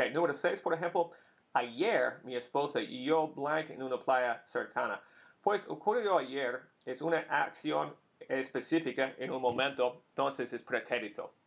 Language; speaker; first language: Spanish; non-native, fluent; English